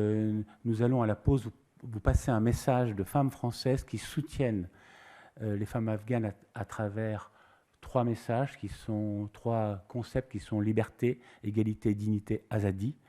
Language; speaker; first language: French; native; French